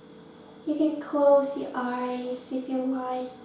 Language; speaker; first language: English; non-native, fluent; Norwegian